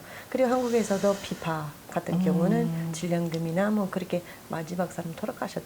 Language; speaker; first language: Korean; non-native, fluent; English